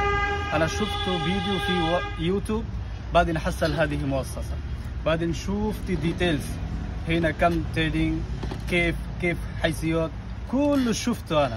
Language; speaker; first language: Arabic; non-native, learner; Bangla